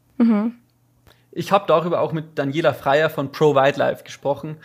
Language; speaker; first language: German; native; German